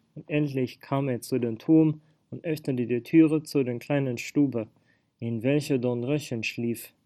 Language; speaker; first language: German; non-native, fluent; Swedish